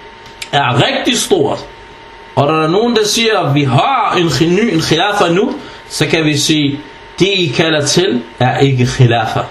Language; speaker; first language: Danish; early bilingual, other home language; Arabic